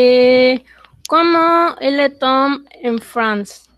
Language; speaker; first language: French; non-native, learner; Spanish